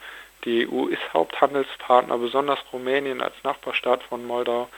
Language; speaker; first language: German; native; German